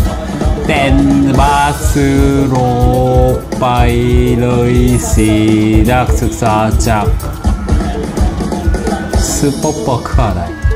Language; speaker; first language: Thai; non-native, learner; Korean